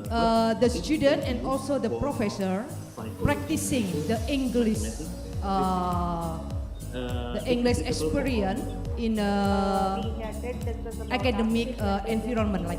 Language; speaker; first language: English; non-native, learner; Indonesian